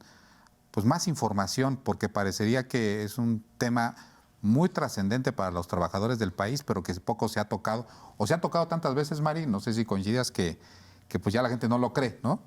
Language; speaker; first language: Spanish; native; Spanish